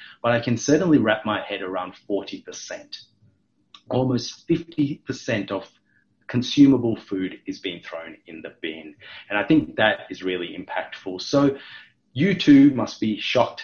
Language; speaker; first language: English; non-native, local second language; Sinhala